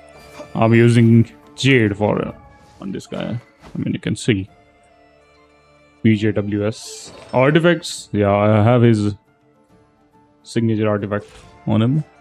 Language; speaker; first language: English; non-native, local second language; Hindi